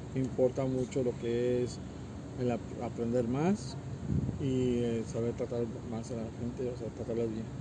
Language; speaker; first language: Spanish; early bilingual, heritage; Spanish